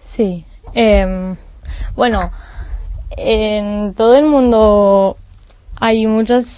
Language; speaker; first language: Spanish; non-native, learner; Hebrew